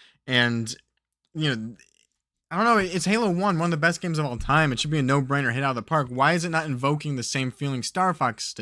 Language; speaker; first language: English; native; English